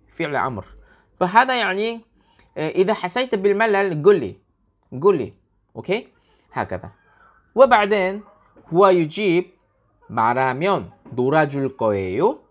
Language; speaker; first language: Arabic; non-native, learner; Korean